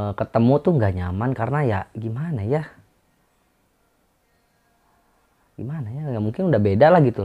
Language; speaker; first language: Indonesian; non-native, local second language; Sundanese